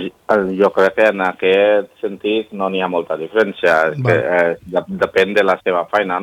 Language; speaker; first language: Catalan; non-native, learner; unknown